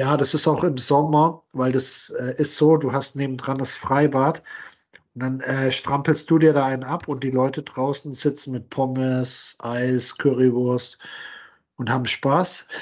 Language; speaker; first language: German; native; German